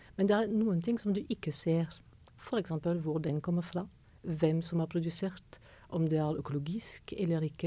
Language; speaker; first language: Norwegian; non-native, fluent; French